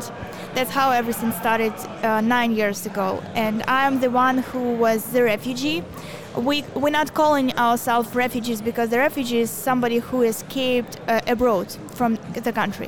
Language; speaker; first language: English; non-native, fluent; Ukrainian